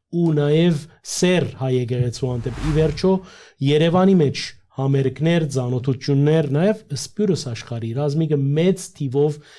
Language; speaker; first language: Armenian; early bilingual, heritage; Armenian